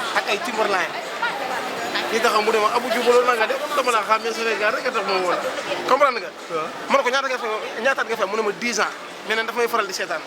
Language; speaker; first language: Wolof; non-native, local second language; Fula